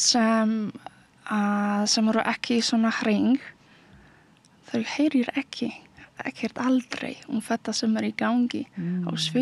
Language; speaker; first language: Icelandic; non-native, learner; Polish